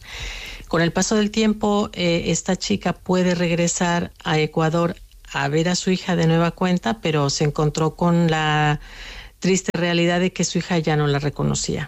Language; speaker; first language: Spanish; native; Spanish